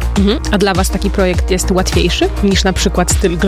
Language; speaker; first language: Polish; native; Polish